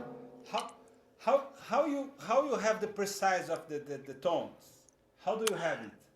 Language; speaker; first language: English; non-native, fluent; Portuguese